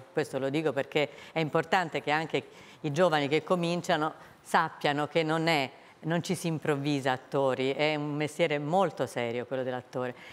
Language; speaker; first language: Italian; native; Italian